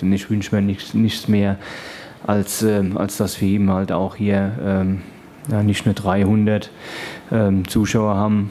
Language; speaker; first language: German; native; German